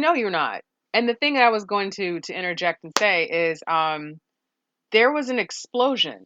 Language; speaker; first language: English; native; English